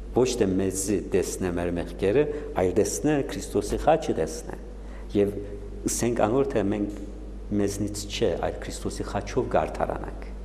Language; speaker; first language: Armenian; early bilingual, heritage; Armenian